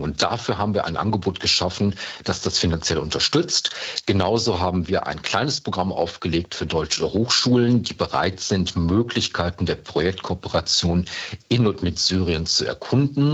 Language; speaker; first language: German; native; German